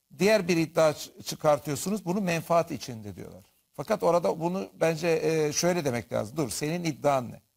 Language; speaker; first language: Turkish; native; Turkish